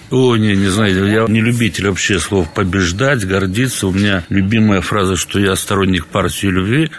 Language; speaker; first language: Russian; native; Russian